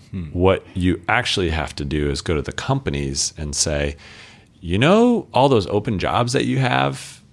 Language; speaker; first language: English; native; English